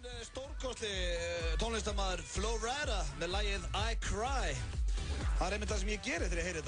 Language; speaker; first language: Icelandic; native; Icelandic